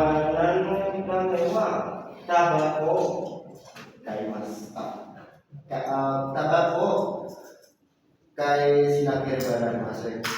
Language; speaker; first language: Japanese; non-native, learner; Indonesian